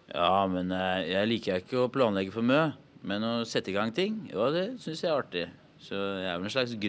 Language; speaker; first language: Norwegian; native; Norwegian